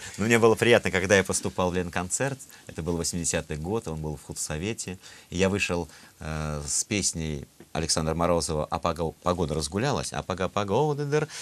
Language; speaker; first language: Russian; native; Russian